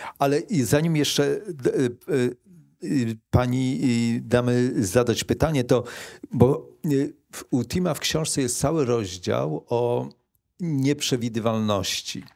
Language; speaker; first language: Polish; native; Polish